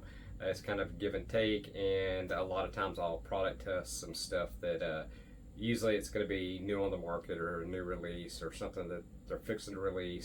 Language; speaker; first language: English; native; English